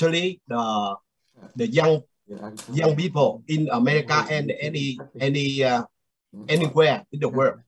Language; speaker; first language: English; non-native, learner; Vietnamese